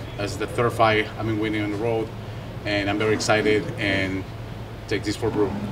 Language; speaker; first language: English; non-native, fluent; Spanish